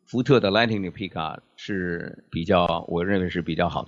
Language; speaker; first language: Chinese; native; Chinese